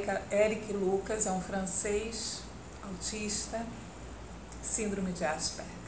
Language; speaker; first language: Portuguese; native; Portuguese